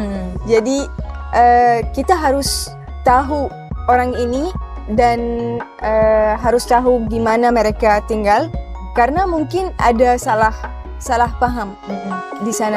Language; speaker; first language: Indonesian; non-native, learner; Arabic